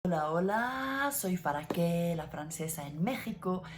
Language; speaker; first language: Spanish; non-native, learner; French